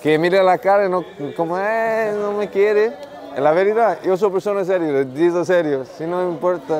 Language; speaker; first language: Spanish; non-native, learner; English